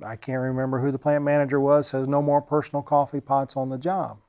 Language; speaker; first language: English; native; English